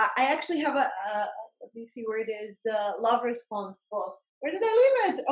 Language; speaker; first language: English; non-native, fluent; Bosnian